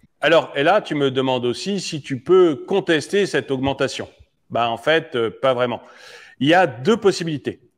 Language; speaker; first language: French; native; French